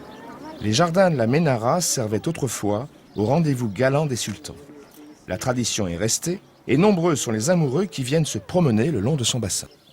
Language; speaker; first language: French; native; French